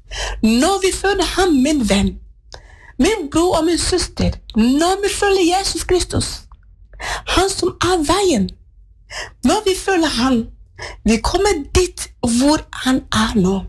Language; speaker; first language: Norwegian; non-native, fluent; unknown